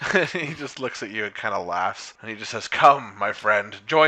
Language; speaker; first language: English; native; English